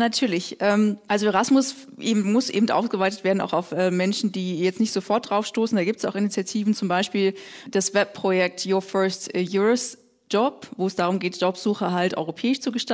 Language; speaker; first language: German; native; German